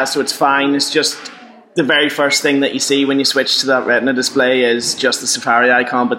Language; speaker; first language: English; native; English